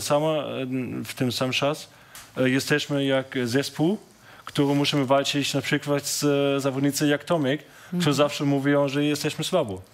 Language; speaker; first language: Polish; non-native, learner; German